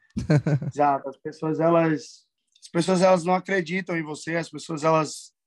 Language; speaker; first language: Portuguese; native; Portuguese